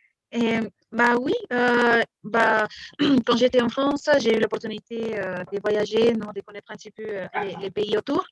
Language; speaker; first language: French; non-native, fluent; Spanish